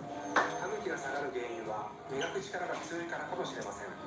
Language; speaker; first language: Japanese; native; Japanese